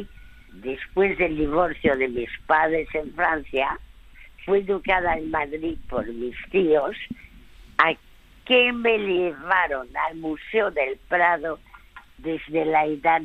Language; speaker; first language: Spanish; early bilingual, other home language; French